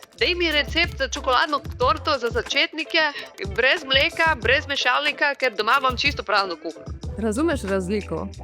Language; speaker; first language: Slovenian; early bilingual, heritage; Portuguese